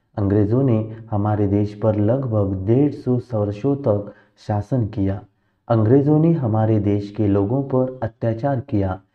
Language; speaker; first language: Hindi; non-native, local second language; Marathi